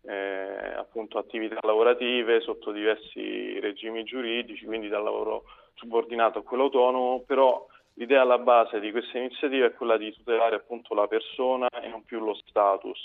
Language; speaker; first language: Italian; native; Italian